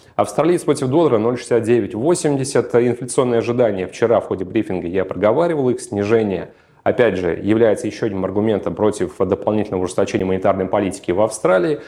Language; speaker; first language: Russian; native; Russian